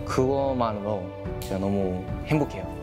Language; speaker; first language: Korean; non-native, learner; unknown